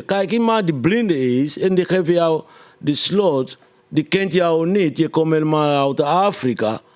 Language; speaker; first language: Dutch; non-native, fluent; Lingala